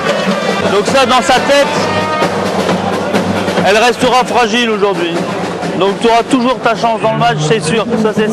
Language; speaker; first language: French; native; French